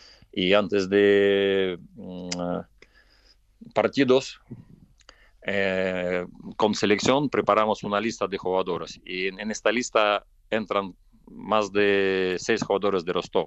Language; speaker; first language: Spanish; non-native, fluent; Russian